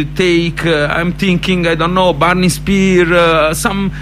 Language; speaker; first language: English; non-native, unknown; Italian